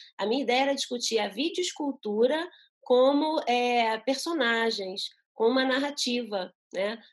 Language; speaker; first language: Portuguese; early bilingual, other home language; Spanish